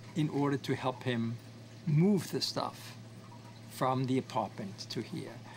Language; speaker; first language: English; early bilingual, other home language; German